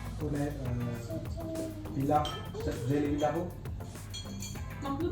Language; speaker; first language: Turkish; non-native, learner; Indonesian